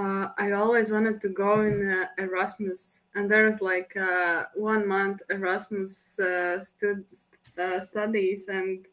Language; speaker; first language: English; non-native, fluent; Latvian